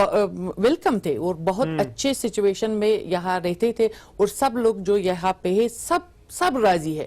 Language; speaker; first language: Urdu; non-native, learner; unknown